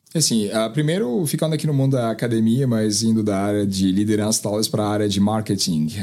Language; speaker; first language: Portuguese; non-native, fluent; French